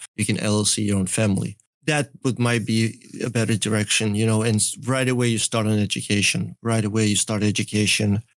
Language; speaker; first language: English; early bilingual, other home language; Russian